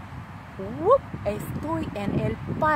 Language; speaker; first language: Spanish; non-native, fluent; English